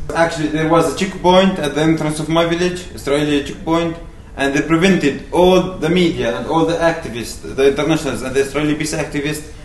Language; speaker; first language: English; non-native, fluent; Arabic